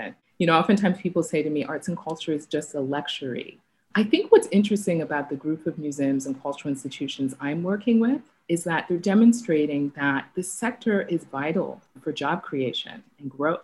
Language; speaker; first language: English; non-native, local second language; Yoruba